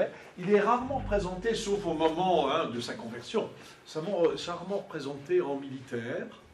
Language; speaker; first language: French; native; French